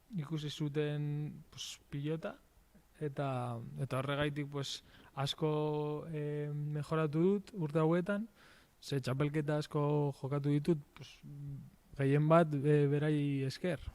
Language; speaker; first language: Basque; non-native, local second language; Spanish